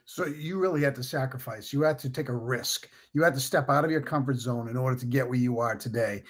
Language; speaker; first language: English; native; English